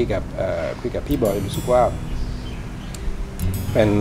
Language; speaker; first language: Thai; non-native, learner; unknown